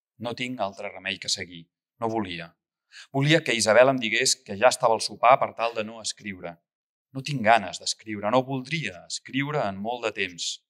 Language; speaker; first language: Catalan; native; Catalan